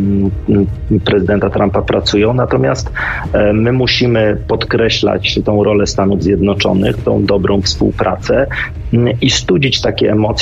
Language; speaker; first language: Polish; native; Polish